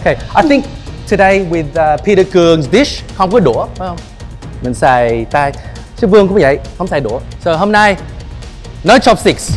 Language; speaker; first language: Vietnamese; early bilingual, heritage; Vietnamese